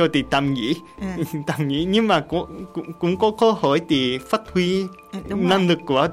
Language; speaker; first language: Vietnamese; non-native, learner; Japanese